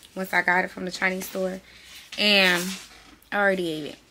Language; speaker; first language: English; native; English